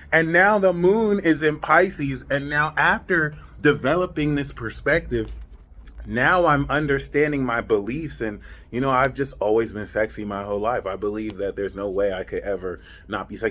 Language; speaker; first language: English; native; English